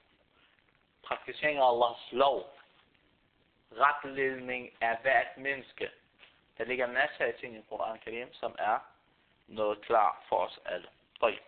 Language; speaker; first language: Danish; early bilingual, other home language; Arabic